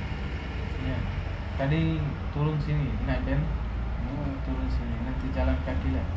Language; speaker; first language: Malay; non-native, learner; Bangla